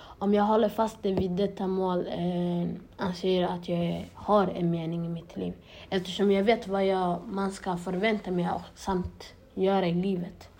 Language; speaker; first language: Swedish; early bilingual, other home language; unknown